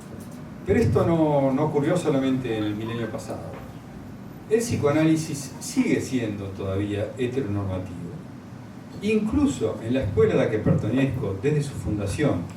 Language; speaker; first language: Spanish; native; Spanish